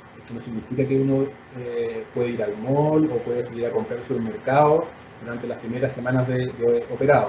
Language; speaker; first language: Spanish; native; Spanish